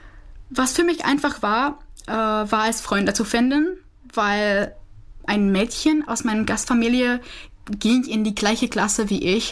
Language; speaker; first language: German; non-native, fluent; Czech